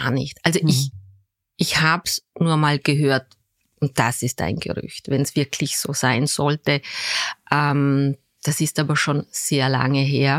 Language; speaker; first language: German; early bilingual, other home language; Turkish